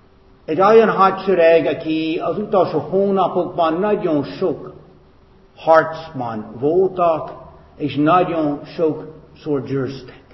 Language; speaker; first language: Hungarian; non-native, fluent; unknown